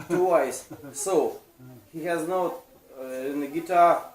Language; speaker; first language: English; non-native, learner; Russian